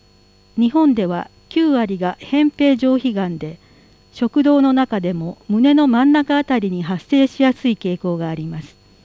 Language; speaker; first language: Japanese; native; Japanese